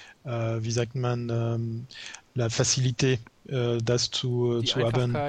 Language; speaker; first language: German; non-native, learner; French